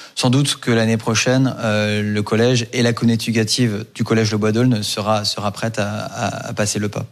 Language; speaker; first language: French; native; French